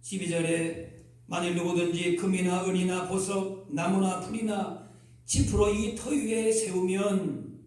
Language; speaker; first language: Korean; native; Korean